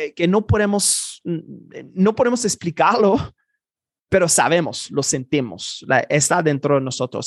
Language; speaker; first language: Spanish; non-native, fluent; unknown